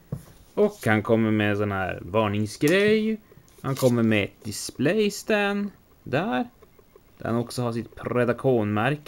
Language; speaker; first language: Swedish; native; Swedish